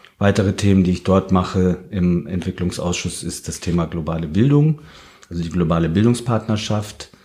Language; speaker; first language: German; early bilingual, heritage; German